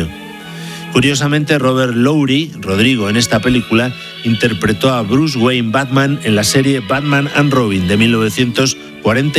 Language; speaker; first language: Spanish; native; Spanish